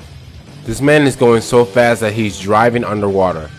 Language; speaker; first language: English; native; English